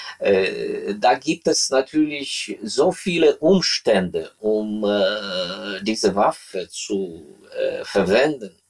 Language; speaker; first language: German; non-native, fluent; Ukrainian